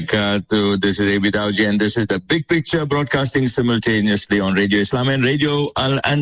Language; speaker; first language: English; native; English